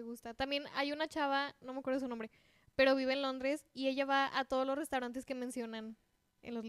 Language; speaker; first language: Spanish; native; Spanish